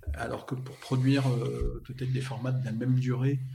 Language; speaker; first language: French; native; French